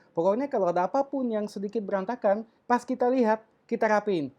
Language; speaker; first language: Indonesian; non-native, fluent; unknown